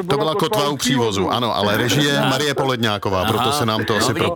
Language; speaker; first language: Czech; native; Czech